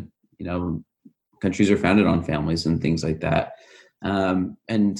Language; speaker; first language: English; native; English